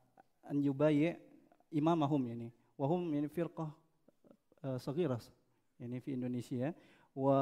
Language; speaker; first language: Arabic; non-native, fluent; Indonesian